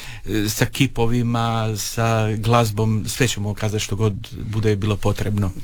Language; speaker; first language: Serbian; native; Serbian